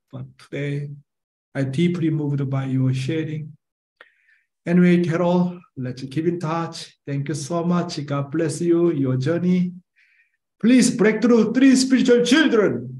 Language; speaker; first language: English; non-native, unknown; Korean